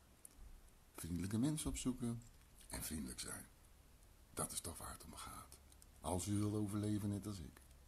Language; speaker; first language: Dutch; early bilingual, other home language; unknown